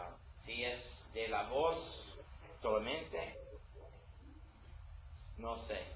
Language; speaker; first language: Spanish; non-native, learner; English